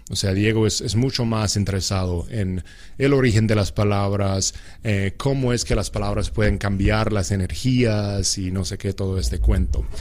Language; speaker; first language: Spanish; non-native, fluent; English